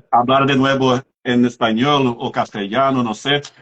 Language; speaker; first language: Spanish; non-native, fluent; Portuguese